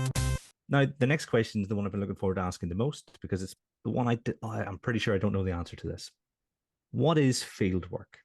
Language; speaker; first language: English; native; English